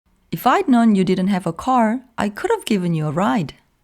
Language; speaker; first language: English; non-native, fluent; Korean